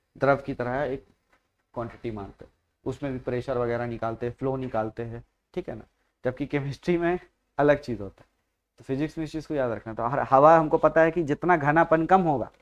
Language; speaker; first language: Hindi; native; Hindi